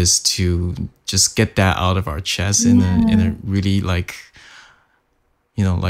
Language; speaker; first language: English; non-native, fluent; Chinese